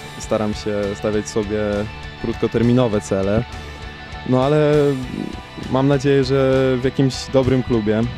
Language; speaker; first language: Polish; early bilingual, other home language; Ukrainian